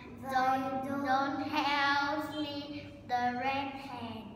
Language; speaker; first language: English; non-native, learner; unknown